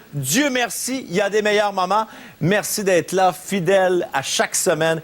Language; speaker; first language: French; native; French